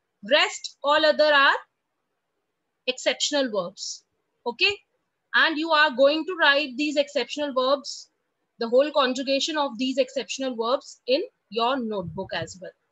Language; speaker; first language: English; non-native, local second language; Hindi